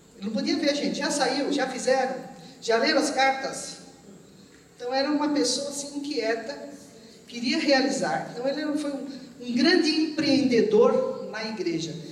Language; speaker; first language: Portuguese; early bilingual, other home language; Armenian